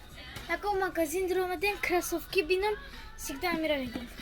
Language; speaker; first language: Persian; early bilingual, heritage; Tajik